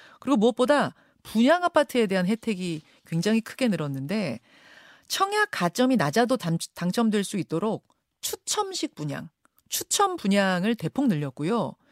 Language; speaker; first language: Korean; native; Korean